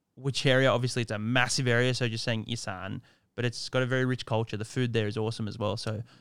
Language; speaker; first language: English; native; English